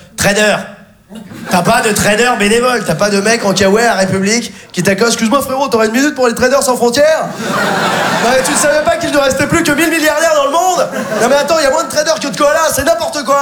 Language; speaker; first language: French; native; French